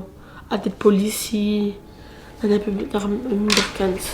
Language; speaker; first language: Dutch; non-native, local second language; French